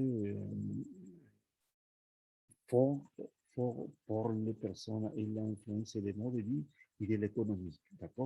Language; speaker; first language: French; non-native, learner; Spanish